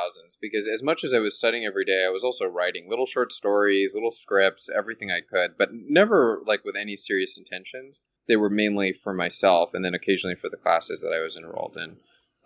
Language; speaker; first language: English; native; English